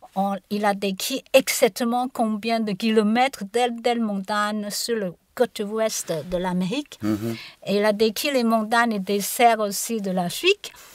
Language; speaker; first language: French; non-native, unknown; Chinese